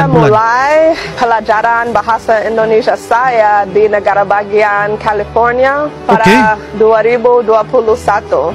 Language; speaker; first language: Indonesian; non-native, fluent; English